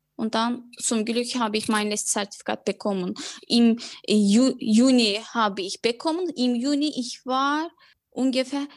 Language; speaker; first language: German; non-native, fluent; Turkish